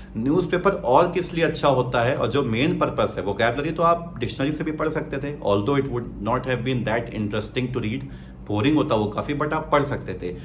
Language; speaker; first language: Hindi; native; Hindi